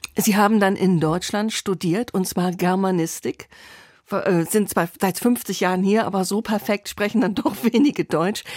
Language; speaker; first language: German; native; German